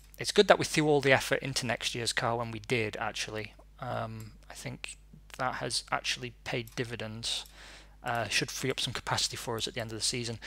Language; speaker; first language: English; native; English